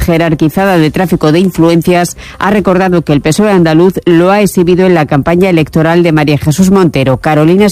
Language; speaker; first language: Spanish; native; Spanish